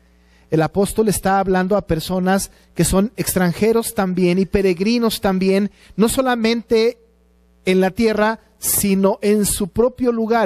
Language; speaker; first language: Spanish; native; Spanish